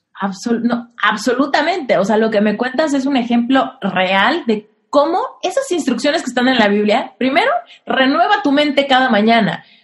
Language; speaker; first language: Spanish; native; Spanish